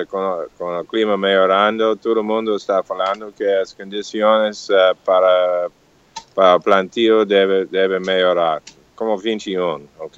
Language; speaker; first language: Portuguese; non-native, learner; English